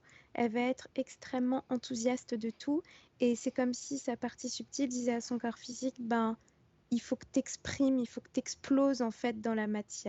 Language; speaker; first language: French; native; French